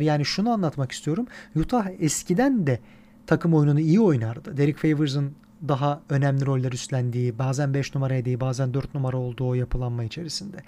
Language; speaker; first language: Turkish; native; Turkish